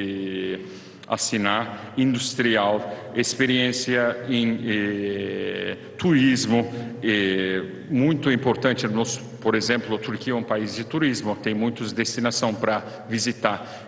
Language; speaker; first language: Portuguese; non-native, fluent; Turkish